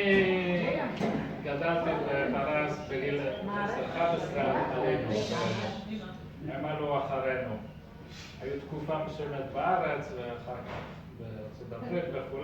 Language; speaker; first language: Hebrew; early bilingual, other home language; Persian